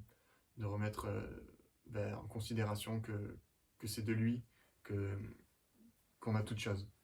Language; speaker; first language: French; native; French